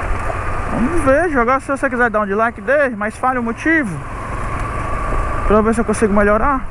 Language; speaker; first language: Portuguese; native; Portuguese